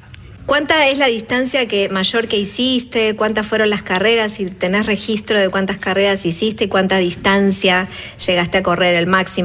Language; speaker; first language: Spanish; native; Spanish